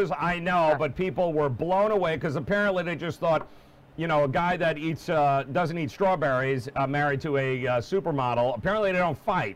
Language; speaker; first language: English; native; English